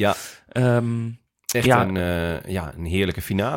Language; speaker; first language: Dutch; native; Dutch